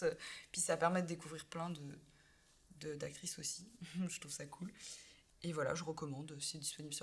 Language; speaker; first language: French; native; French